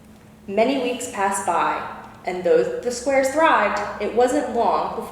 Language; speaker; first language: English; native; English